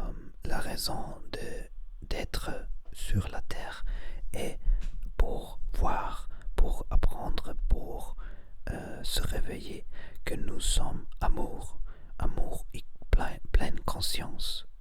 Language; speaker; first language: French; non-native, learner; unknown